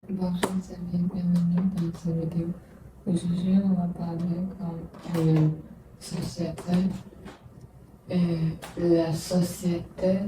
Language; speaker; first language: French; non-native, learner; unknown